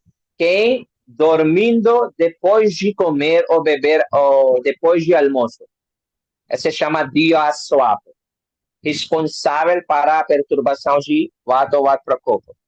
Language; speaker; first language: Portuguese; non-native, learner; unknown